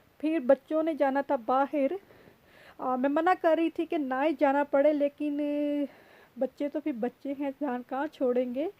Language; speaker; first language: Urdu; native; Urdu